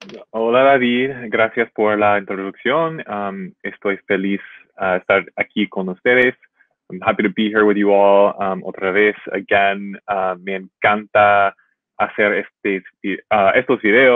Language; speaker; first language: Spanish; non-native, fluent; English